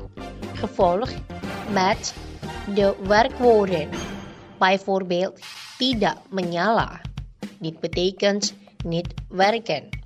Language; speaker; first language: Dutch; non-native, learner; Indonesian